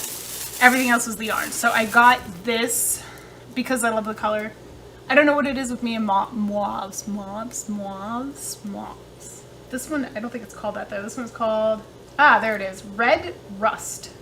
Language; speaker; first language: English; native; English